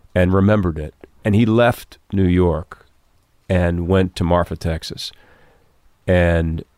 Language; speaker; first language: English; native; English